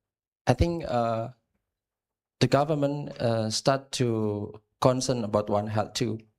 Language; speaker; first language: English; non-native, learner; Indonesian